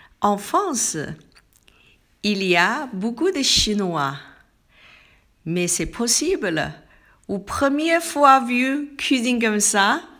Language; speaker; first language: French; non-native, learner; Chinese